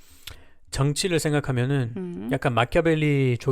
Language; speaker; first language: Korean; non-native, learner; French